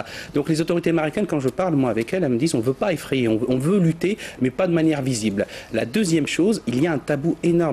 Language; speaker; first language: French; native; French